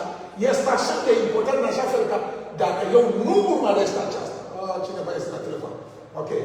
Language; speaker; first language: Romanian; non-native, learner; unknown